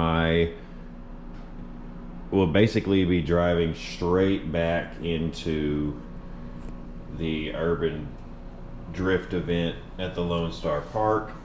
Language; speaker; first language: English; native; English